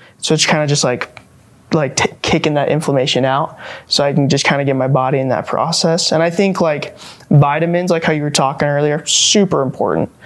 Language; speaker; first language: English; native; English